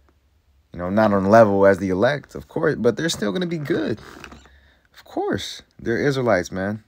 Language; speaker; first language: English; native; English